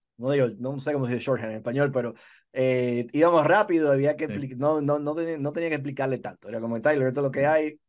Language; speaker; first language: Spanish; native; Spanish